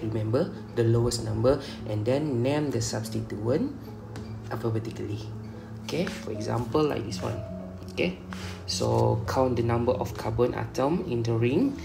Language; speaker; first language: English; non-native, local second language; Malay